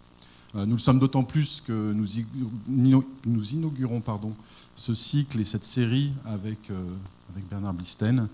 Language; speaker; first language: French; native; French